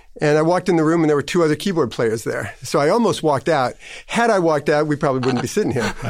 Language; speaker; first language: English; native; English